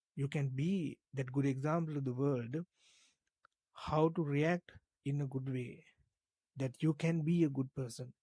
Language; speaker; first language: English; non-native, local second language; Sinhala